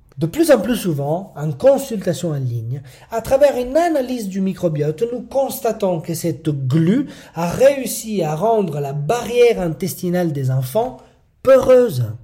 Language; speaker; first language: French; non-native, fluent; Italian